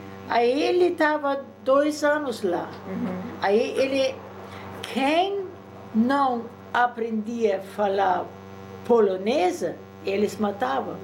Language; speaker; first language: Portuguese; early bilingual, other home language; German